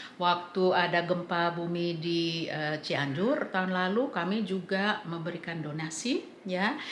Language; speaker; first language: Indonesian; early bilingual, heritage; English